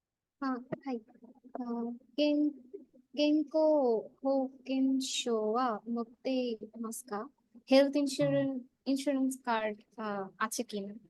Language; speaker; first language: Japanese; non-native, learner; Bangla